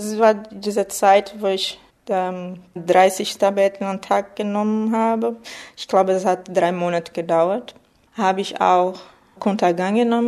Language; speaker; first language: German; non-native, fluent; Portuguese